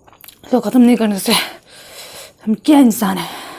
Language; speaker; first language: Hindi; non-native, local second language; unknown